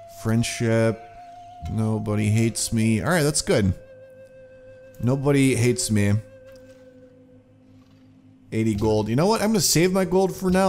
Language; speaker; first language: English; native; English